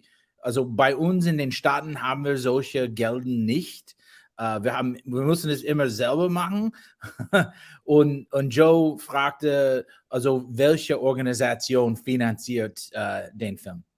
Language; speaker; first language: German; non-native, learner; English